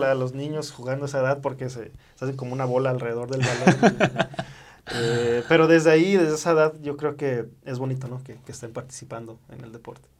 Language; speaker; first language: Spanish; early bilingual, heritage; Spanish